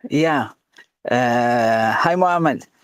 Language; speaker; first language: English; non-native, learner; Italian